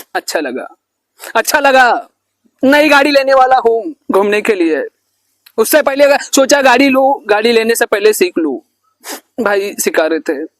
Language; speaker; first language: Hindi; non-native, local second language; Marathi